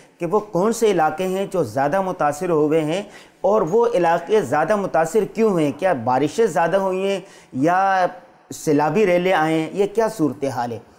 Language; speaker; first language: Urdu; non-native, local second language; Saraiki